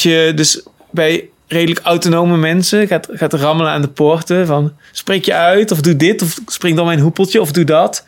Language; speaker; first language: Dutch; native; Dutch